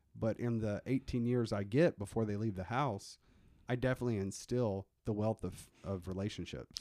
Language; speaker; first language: English; native; English